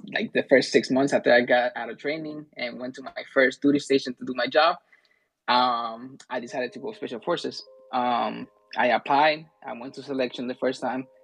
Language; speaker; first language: English; early bilingual, other home language; Spanish